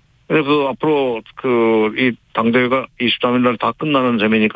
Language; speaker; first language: Korean; native; Korean